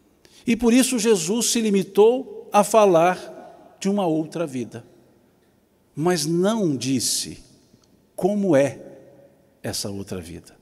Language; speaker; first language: Portuguese; native; Portuguese